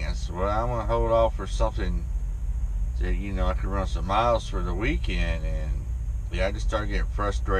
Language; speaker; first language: English; native; English